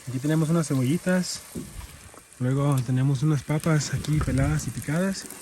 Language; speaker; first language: Spanish; early bilingual, other home language; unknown